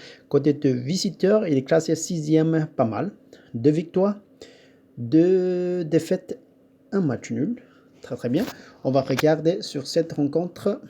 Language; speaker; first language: French; non-native, fluent; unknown